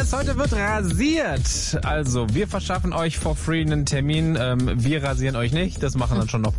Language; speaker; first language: German; native; German